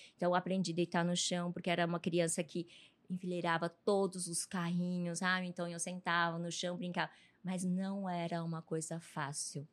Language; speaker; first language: Portuguese; early bilingual, other home language; Chinese